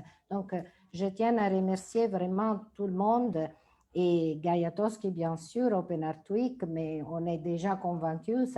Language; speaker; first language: French; non-native, fluent; Italian